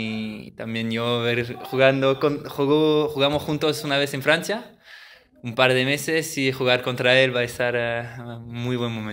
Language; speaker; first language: Spanish; early bilingual, heritage; French